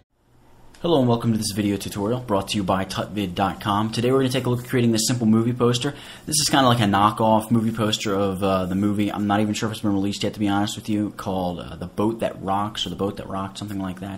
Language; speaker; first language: English; native; English